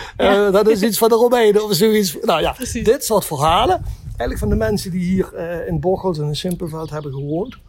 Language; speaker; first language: Dutch; native; Dutch